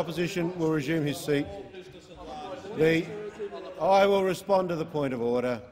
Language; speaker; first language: English; native; English